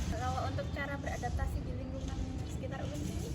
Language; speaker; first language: Indonesian; native; Indonesian